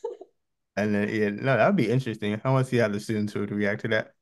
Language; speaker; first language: English; native; English